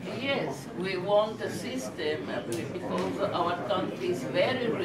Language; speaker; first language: English; non-native, learner; Spanish